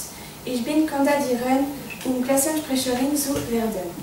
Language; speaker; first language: German; non-native, learner; French